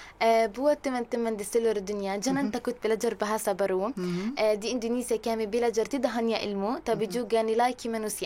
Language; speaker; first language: Indonesian; non-native, learner; Arabic